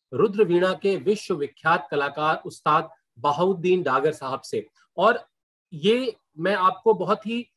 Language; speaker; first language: Hindi; native; Hindi